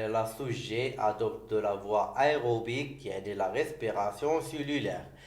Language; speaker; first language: French; non-native, local second language; Arabic